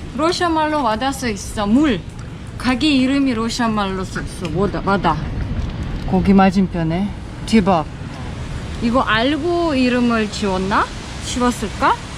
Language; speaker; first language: Korean; non-native, fluent; Russian